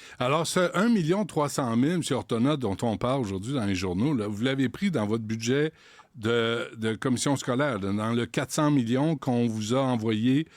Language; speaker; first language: French; native; French